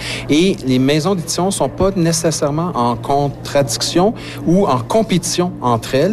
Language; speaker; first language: French; native; French